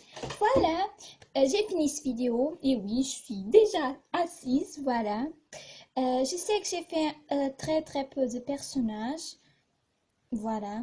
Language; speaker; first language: French; non-native, fluent; Portuguese